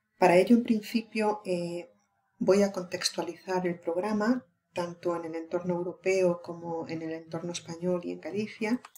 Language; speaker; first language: Spanish; native; Spanish